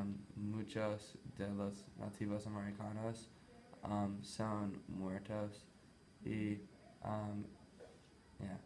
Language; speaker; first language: Spanish; non-native, learner; English